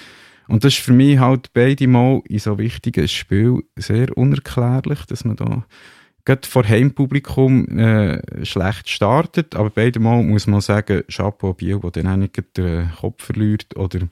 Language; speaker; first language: German; native; German